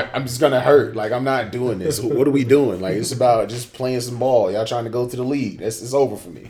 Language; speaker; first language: English; native; English